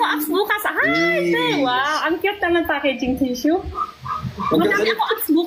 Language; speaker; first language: Filipino; non-native, learner; Chinese